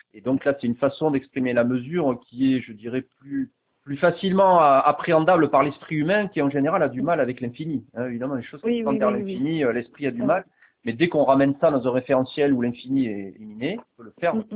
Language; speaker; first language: French; native; French